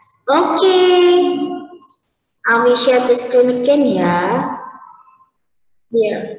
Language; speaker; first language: English; non-native, learner; Indonesian